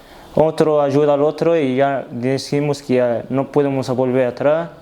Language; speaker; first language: Spanish; non-native, learner; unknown